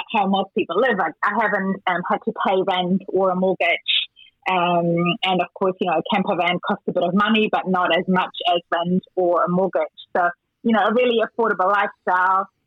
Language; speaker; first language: English; non-native, fluent; German